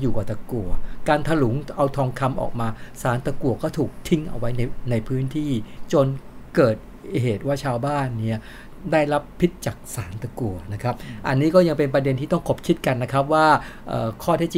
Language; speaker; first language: Thai; native; Thai